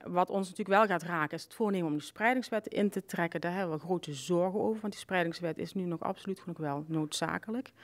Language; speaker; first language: Dutch; native; Dutch